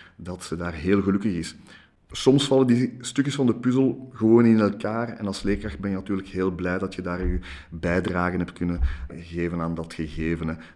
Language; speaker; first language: Dutch; non-native, local second language; French